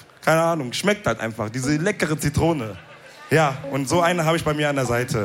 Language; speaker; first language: German; early bilingual, other home language; Wolof